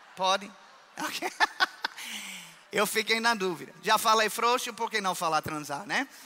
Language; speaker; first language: Portuguese; non-native, fluent; English